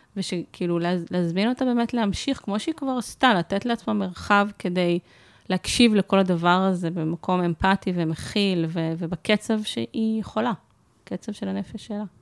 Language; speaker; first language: Hebrew; native; Hebrew